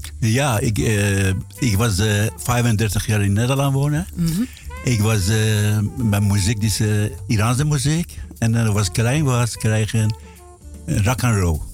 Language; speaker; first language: Dutch; non-native, learner; Persian